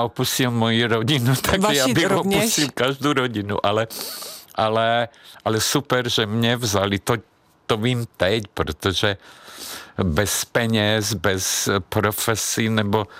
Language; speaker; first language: Czech; non-native, fluent; Hungarian